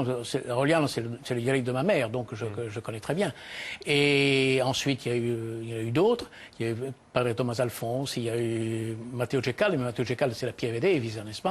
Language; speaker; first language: French; native; French